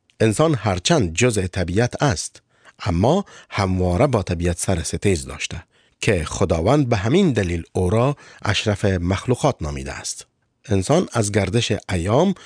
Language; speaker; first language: Persian; native; Persian